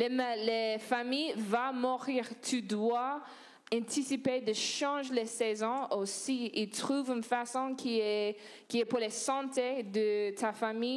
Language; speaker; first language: French; non-native, learner; English